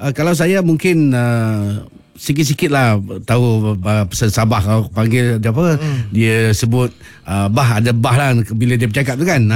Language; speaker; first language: Malay; native; Malay